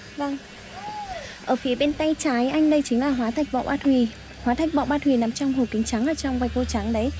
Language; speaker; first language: Vietnamese; non-native, local second language; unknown